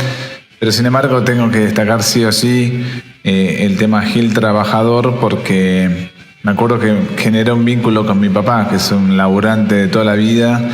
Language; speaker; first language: Spanish; native; Spanish